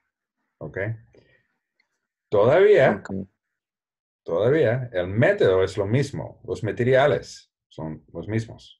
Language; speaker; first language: Spanish; non-native, learner; English